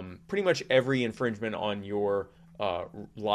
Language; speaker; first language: English; native; English